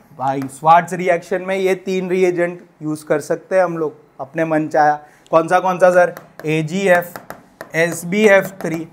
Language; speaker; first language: Hindi; non-native, local second language; Gujarati